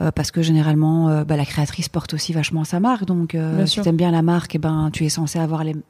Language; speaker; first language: French; native; French